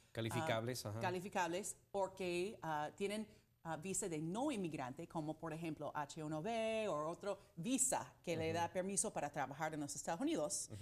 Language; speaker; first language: Spanish; non-native, fluent; English